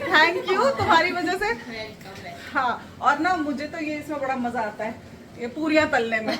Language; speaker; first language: Hindi; native; Hindi